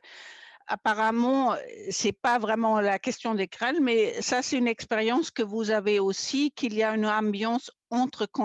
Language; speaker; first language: French; non-native, fluent; German